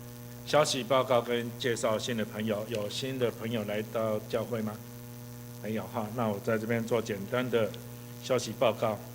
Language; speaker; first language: Chinese; native; Chinese